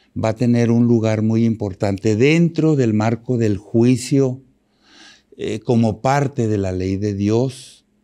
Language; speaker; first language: Spanish; native; Spanish